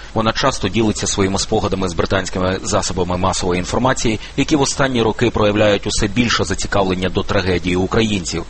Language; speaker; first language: Ukrainian; native; Ukrainian